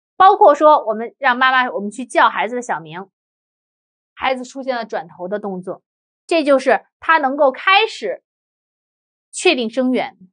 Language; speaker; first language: Chinese; native; Chinese